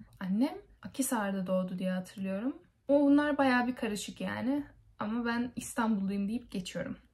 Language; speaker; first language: Turkish; native; Turkish